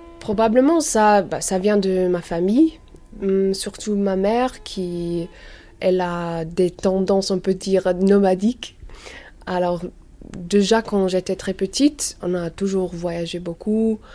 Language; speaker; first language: French; non-native, learner; English